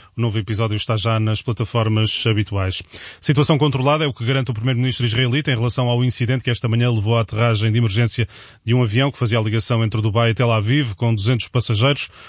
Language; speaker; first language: Portuguese; native; Portuguese